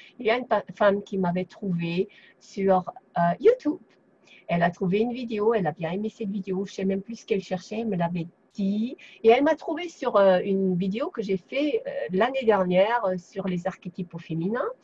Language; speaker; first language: French; non-native, fluent; German